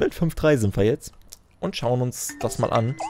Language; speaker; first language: German; native; German